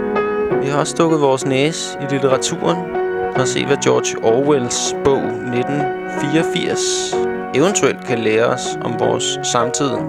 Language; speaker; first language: Danish; native; Danish